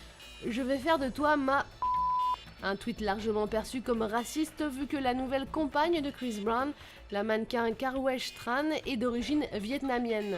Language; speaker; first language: French; native; French